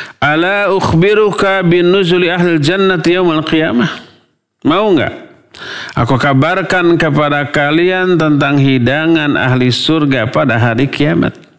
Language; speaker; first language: Indonesian; non-native, local second language; Sundanese